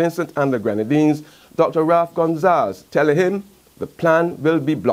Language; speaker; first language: English; native; English